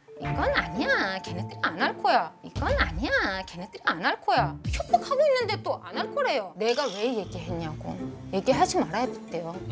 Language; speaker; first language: Korean; non-native, fluent; Uzbek